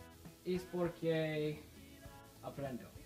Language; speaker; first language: Spanish; non-native, learner; English